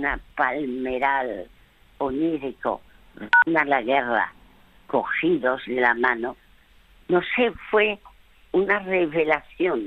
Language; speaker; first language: Spanish; early bilingual, other home language; French